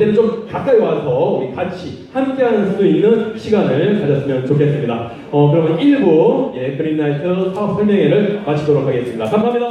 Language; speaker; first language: Korean; native; Korean